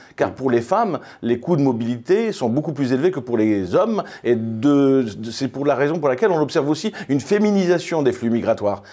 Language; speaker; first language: French; early bilingual, other home language; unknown